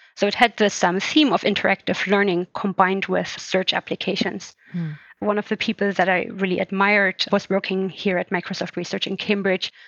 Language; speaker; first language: English; non-native, fluent; German